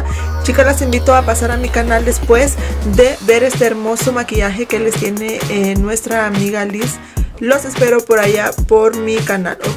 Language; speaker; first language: Spanish; native; Spanish